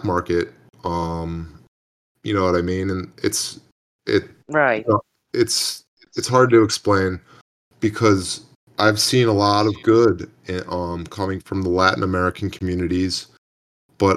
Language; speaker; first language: English; native; English